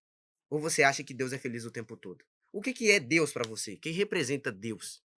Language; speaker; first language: Portuguese; native; Portuguese